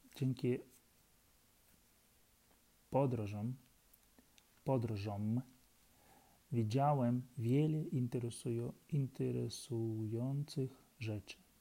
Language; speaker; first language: Polish; non-native, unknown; Ukrainian